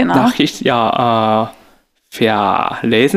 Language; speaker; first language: German; non-native, learner; Japanese